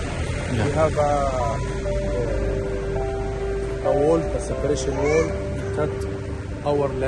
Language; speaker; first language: English; non-native, learner; Arabic